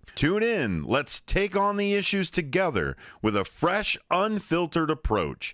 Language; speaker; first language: English; native; English